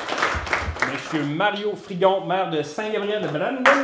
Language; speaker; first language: French; native; French